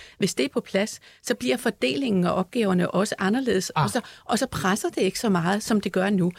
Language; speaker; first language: Danish; native; Danish